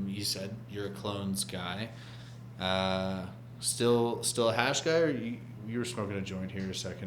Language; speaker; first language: English; native; English